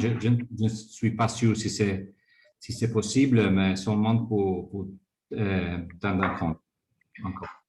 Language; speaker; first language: French; non-native, fluent; Spanish